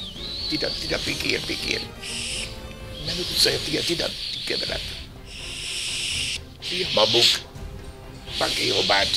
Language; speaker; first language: Indonesian; non-native, learner; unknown